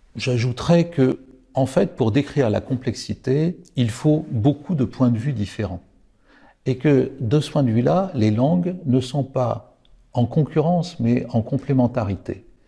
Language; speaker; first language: French; native; French